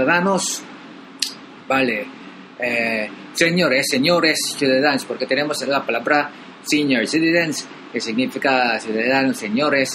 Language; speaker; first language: Spanish; non-native, learner; Filipino